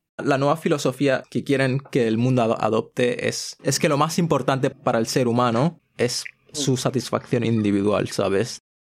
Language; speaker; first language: Spanish; early bilingual, other home language; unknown